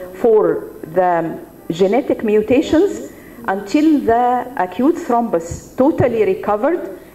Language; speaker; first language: English; non-native, fluent; Arabic